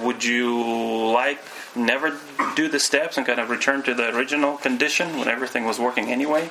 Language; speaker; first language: English; non-native, fluent; Russian